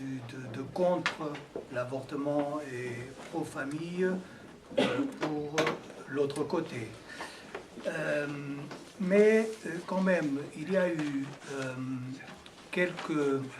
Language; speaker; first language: French; non-native, fluent; Portuguese